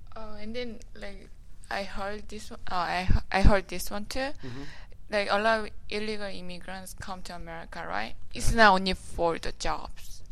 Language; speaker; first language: English; non-native, learner; Korean